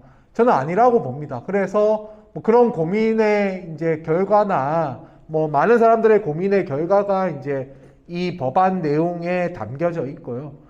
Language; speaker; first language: Korean; native; Korean